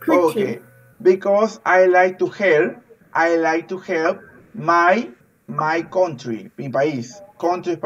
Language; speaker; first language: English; non-native, fluent; Spanish